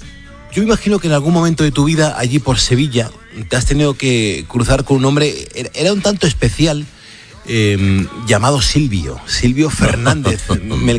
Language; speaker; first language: Spanish; native; Spanish